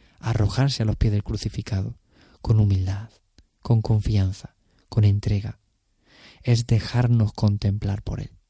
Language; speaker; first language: Spanish; native; Spanish